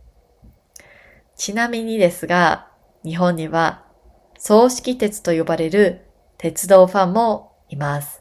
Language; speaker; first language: Japanese; native; Japanese